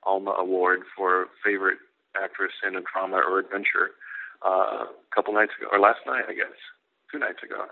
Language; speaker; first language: English; native; English